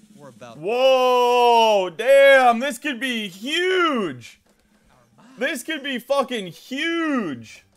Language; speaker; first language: English; native; English